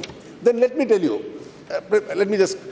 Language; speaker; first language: English; non-native, local second language; Hindi